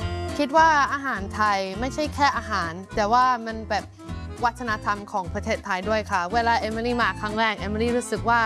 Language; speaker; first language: Thai; non-native, fluent; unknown